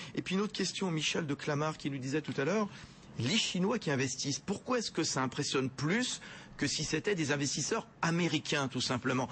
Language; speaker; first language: French; native; French